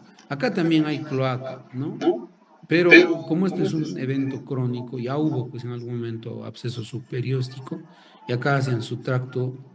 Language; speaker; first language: Spanish; native; Spanish